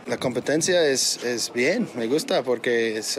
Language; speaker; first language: Spanish; non-native, learner; English